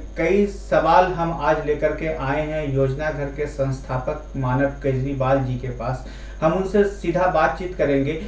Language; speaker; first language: Hindi; native; Hindi